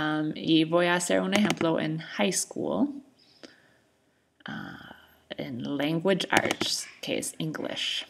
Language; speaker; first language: Spanish; non-native, learner; English